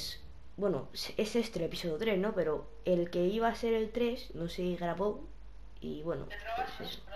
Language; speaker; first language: Spanish; native; Spanish